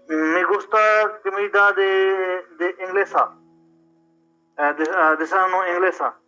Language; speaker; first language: Spanish; non-native, learner; Punjabi